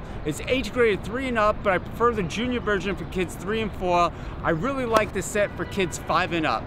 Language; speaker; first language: English; native; English